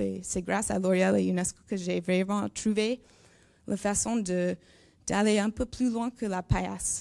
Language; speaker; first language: French; non-native, learner; English